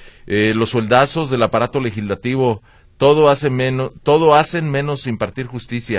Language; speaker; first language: Spanish; native; Spanish